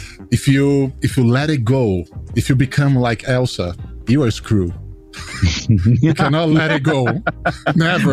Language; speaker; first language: English; non-native, fluent; Portuguese